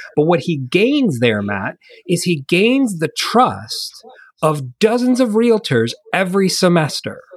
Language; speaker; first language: English; native; English